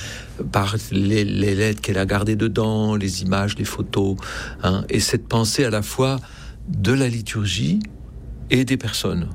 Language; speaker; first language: French; native; French